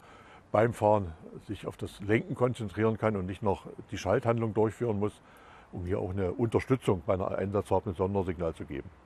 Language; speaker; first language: German; native; German